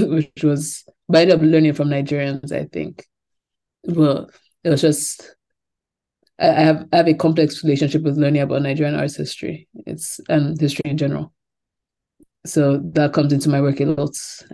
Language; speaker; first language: English; non-native, local second language; Yoruba